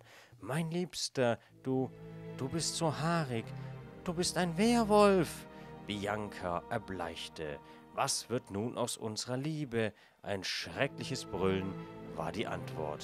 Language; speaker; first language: German; native; German